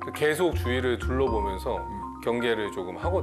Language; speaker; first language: Korean; native; Korean